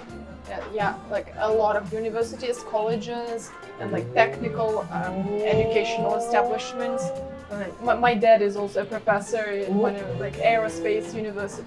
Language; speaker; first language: English; non-native, fluent; Ukrainian